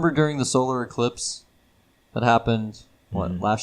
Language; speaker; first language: English; native; English